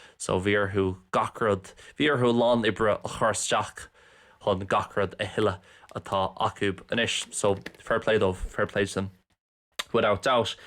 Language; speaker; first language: Irish; non-native, local second language; English